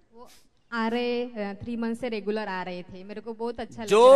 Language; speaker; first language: Hindi; non-native, local second language; Marathi